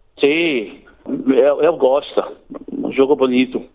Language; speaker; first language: Portuguese; non-native, learner; English